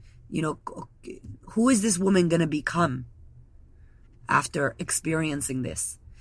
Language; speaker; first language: English; native; English